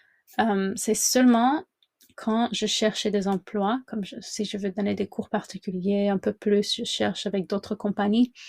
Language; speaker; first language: French; non-native, fluent; English